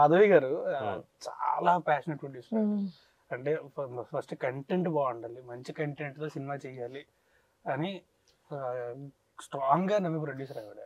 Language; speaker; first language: Telugu; native; Telugu